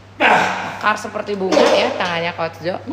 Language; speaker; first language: Indonesian; native; Indonesian